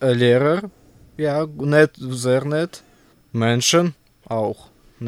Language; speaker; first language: German; non-native, learner; Russian